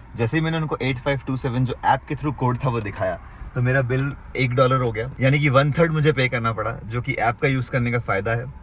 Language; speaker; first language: Hindi; native; Hindi